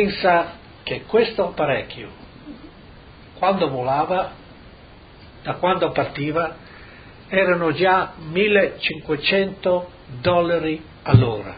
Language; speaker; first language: Italian; native; Italian